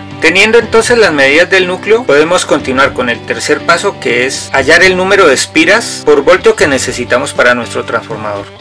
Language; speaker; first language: Spanish; native; Spanish